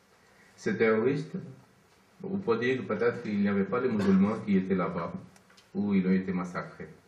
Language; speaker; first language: French; non-native, fluent; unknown